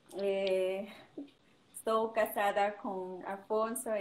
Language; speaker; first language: Portuguese; non-native, learner; Spanish